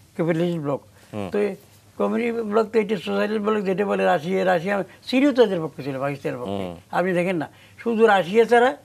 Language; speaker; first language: Bangla; native; Bangla